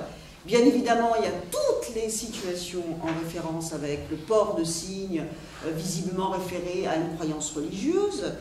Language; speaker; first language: French; native; French